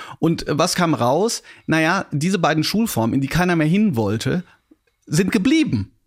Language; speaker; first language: German; native; German